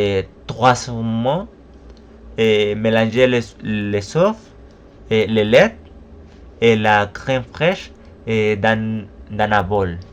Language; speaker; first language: French; non-native, learner; Spanish